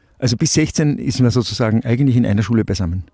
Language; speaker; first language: German; native; German